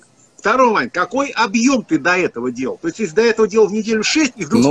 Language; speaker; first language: Russian; native; Russian